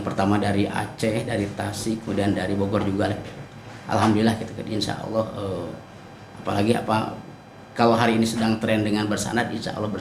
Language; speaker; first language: Indonesian; non-native, local second language; Sundanese